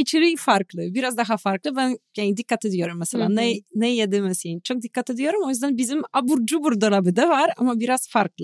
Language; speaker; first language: Turkish; non-native, fluent; Polish